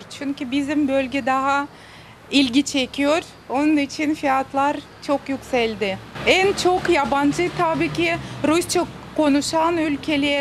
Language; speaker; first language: Turkish; non-native, learner; Russian